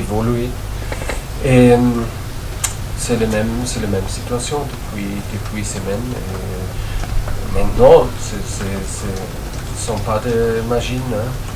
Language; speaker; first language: French; non-native, learner; German